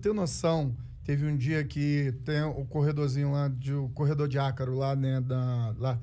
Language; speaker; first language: Portuguese; native; Portuguese